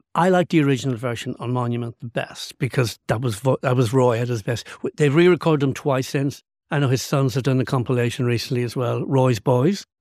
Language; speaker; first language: English; native; English